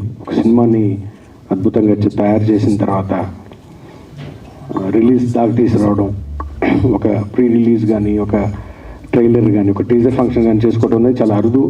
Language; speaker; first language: Telugu; native; Telugu